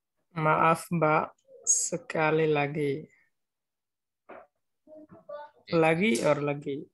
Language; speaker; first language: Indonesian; non-native, learner; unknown